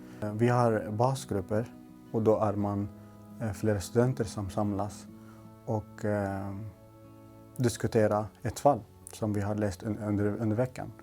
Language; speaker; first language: Swedish; non-native, local second language; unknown